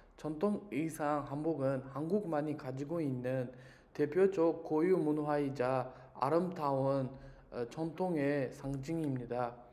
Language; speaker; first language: Korean; non-native, fluent; Uzbek